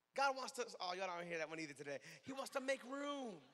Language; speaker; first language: English; native; English